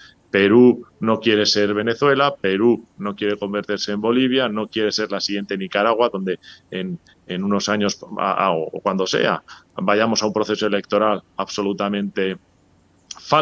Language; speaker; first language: Spanish; native; Spanish